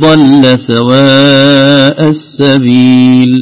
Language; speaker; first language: Arabic; native; Arabic